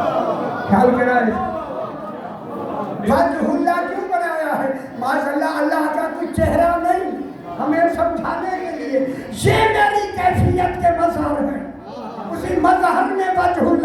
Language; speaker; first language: Urdu; native; Urdu